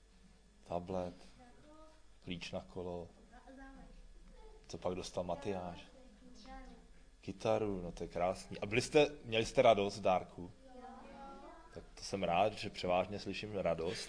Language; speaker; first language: Czech; native; Czech